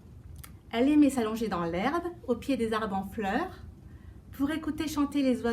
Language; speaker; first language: French; native; French